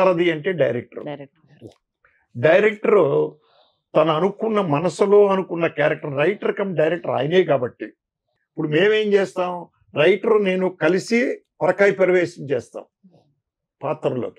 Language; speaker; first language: Telugu; native; Telugu